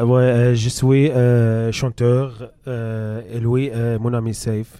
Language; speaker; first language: French; non-native, learner; Arabic